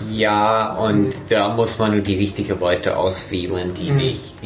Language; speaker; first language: German; non-native, fluent; English